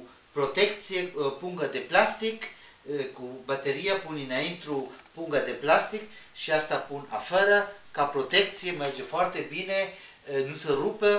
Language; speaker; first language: Romanian; non-native, learner; Spanish